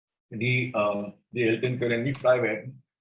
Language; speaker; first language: German; non-native, fluent; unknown